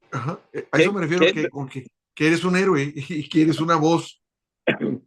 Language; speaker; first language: Spanish; native; Spanish